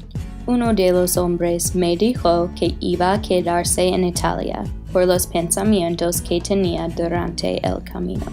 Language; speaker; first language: Spanish; non-native, learner; English